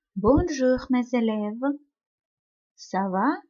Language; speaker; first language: French; non-native, fluent; Ukrainian